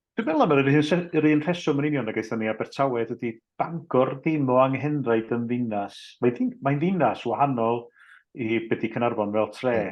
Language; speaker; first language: Welsh; native; Welsh